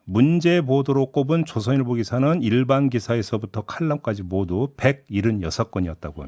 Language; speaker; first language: Korean; native; Korean